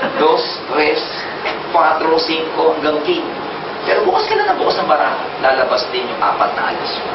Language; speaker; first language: Filipino; native; Filipino